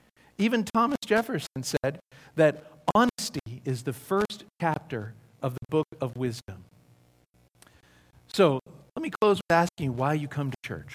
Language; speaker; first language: English; native; English